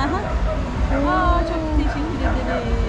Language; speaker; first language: Turkish; native; Turkish